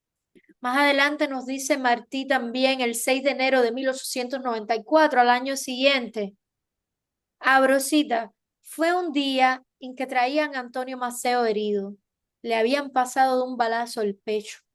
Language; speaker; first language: Spanish; native; Spanish